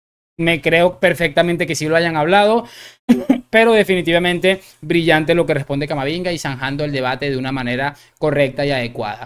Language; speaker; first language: Spanish; native; Spanish